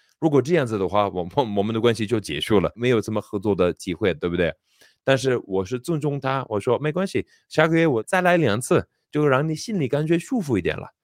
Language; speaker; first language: Chinese; non-native, fluent; English